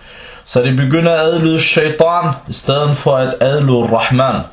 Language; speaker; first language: Danish; early bilingual, other home language; Arabic